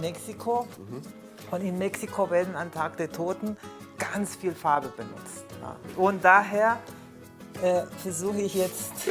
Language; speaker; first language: German; non-native, fluent; Spanish